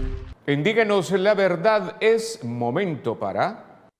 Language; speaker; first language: Spanish; native; Spanish